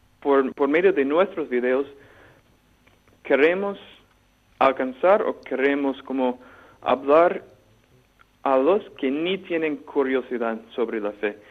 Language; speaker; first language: Spanish; non-native, fluent; English